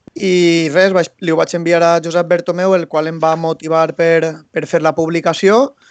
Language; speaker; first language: Catalan; native; Catalan